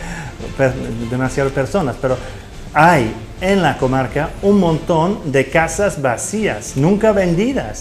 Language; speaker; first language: Spanish; non-native, fluent; English